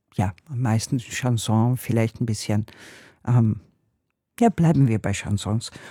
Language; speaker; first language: German; non-native, fluent; Hungarian